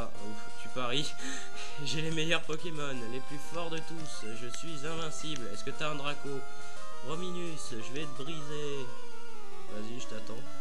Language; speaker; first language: French; native; French